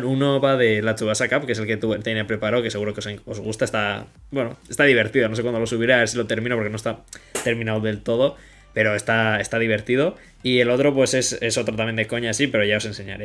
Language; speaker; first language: Spanish; native; Spanish